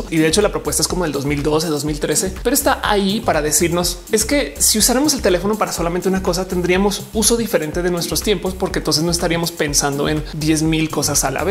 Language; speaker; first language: Spanish; native; Spanish